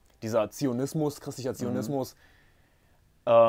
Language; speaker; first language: German; native; German